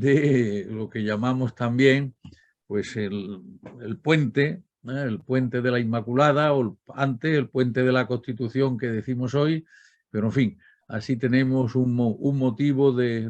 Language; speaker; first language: Spanish; native; Spanish